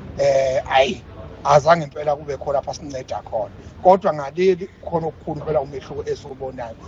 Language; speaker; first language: Zulu; native; Zulu